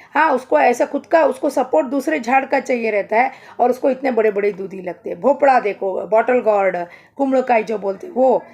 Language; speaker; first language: Hindi; non-native, local second language; Kannada